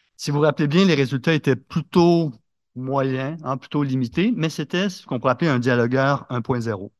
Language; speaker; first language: French; native; French